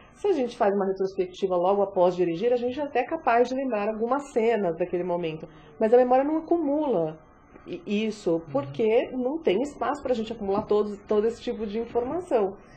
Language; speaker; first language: Portuguese; native; Portuguese